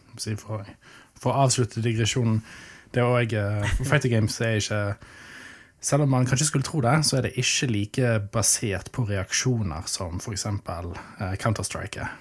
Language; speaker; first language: Norwegian; native; Norwegian